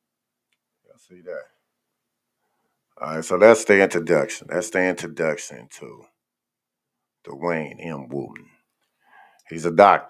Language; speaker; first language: English; native; English